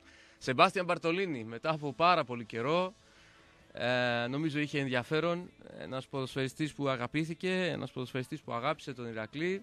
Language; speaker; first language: Greek; native; Greek